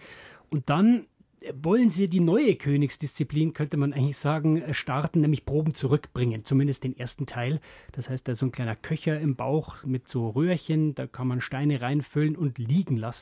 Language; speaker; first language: German; native; German